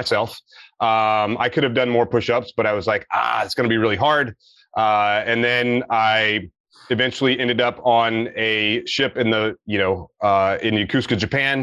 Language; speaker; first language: English; native; English